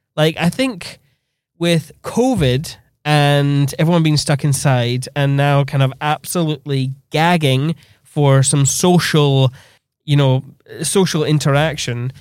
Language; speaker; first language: English; native; English